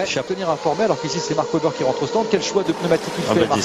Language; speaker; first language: French; native; French